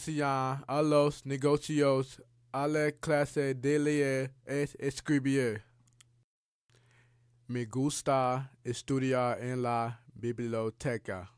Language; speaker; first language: Spanish; non-native, learner; English